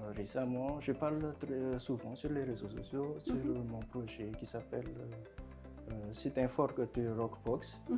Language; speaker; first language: French; non-native, local second language; Malagasy